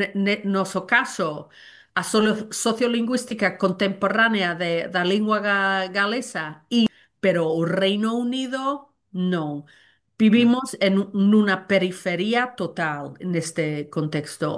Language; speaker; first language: Galician; non-native, learner; Welsh